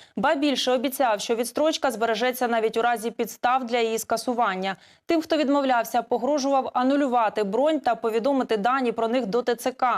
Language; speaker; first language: Ukrainian; native; Ukrainian